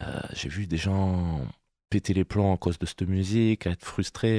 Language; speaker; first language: French; native; French